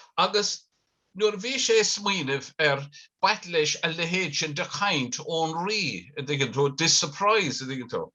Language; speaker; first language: Irish; native; Irish